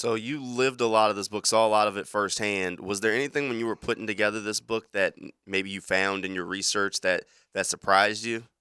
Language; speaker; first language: English; native; English